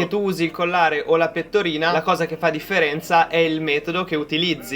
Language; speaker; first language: Italian; native; Italian